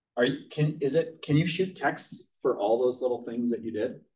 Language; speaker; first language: English; native; English